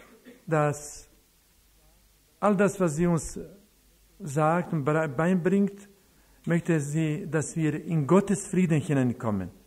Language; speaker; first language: German; non-native, fluent; Croatian